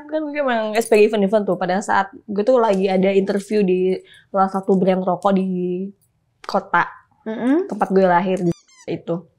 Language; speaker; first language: Indonesian; native; Indonesian